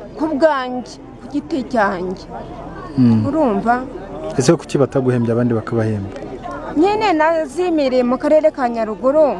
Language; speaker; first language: Kinyarwanda; early bilingual, heritage; Kinyarwanda